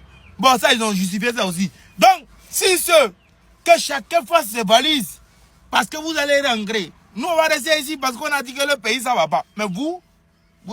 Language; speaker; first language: French; native; French